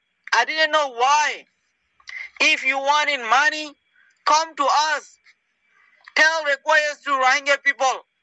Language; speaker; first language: English; non-native, learner; Rohingya